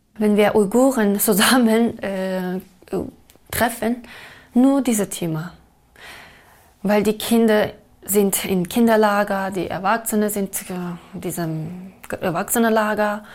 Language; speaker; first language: German; non-native, learner; Uyghur